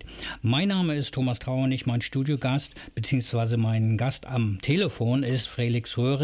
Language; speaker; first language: German; native; German